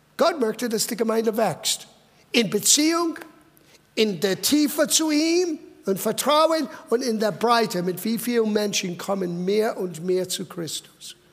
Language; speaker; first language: German; non-native, fluent; English